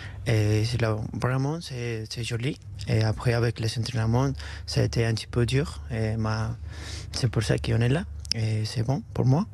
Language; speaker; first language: French; non-native, learner; Spanish